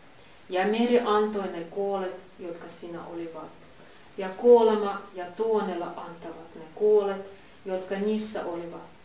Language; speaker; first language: Finnish; non-native, fluent; Russian